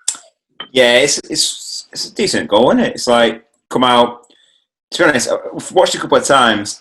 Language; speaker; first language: English; native; English